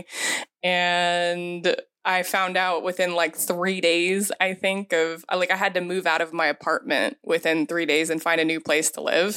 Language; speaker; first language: English; native; English